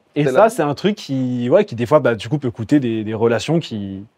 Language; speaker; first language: French; native; French